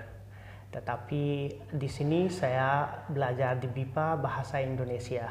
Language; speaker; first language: Indonesian; non-native, fluent; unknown